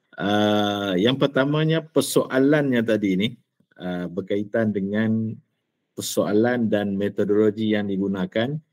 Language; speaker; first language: Malay; native; Malay